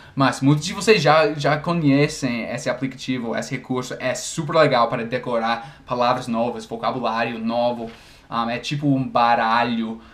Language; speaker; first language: Portuguese; non-native, fluent; English